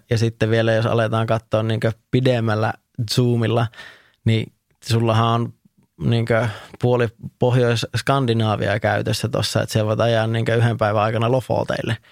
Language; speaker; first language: Finnish; native; Finnish